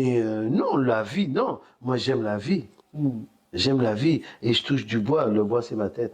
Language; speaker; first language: French; native; French